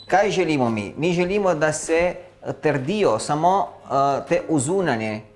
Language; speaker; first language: Slovenian; non-native, learner; Italian